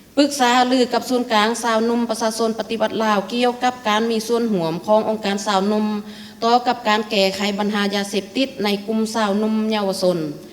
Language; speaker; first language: Lao; native; Lao